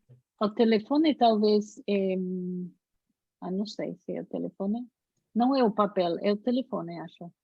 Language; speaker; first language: Portuguese; non-native, fluent; Spanish